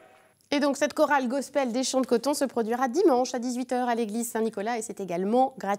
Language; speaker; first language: French; native; French